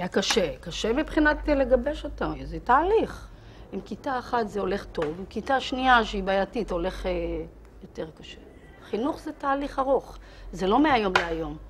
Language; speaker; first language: Hebrew; non-native, fluent; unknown